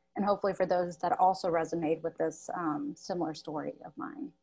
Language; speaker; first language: English; native; English